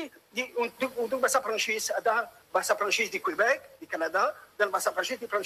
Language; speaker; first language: Indonesian; non-native, fluent; French